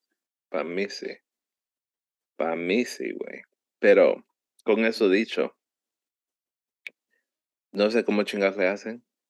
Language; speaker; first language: Spanish; early bilingual, heritage; Spanish